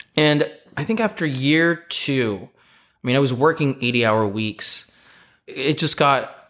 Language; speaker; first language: English; native; English